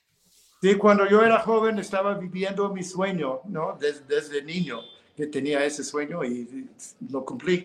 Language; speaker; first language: Spanish; non-native, fluent; English